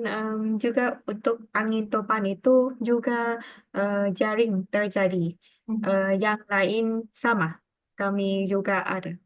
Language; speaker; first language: Indonesian; non-native, learner; Vietnamese